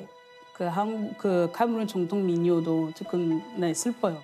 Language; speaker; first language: Korean; non-native, learner; French